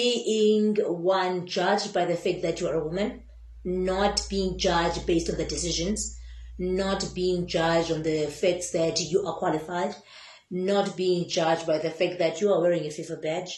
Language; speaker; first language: English; non-native, local second language; Xhosa